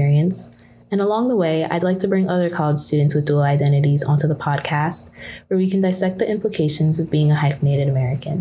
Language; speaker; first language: English; native; English